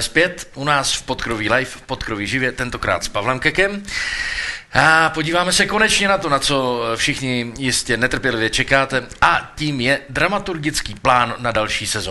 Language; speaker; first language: Czech; native; Czech